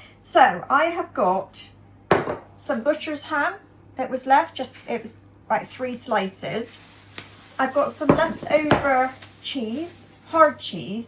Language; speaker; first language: English; native; English